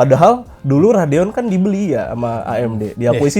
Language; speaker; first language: Indonesian; native; Indonesian